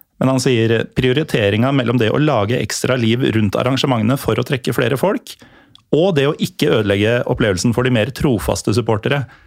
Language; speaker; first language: Norwegian; native; Norwegian